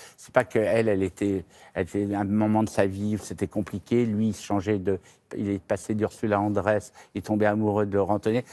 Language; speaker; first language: French; native; French